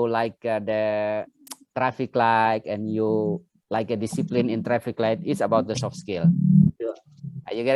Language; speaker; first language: English; non-native, learner; Indonesian